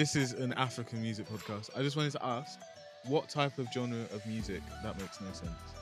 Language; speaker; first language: English; non-native, local second language; Yoruba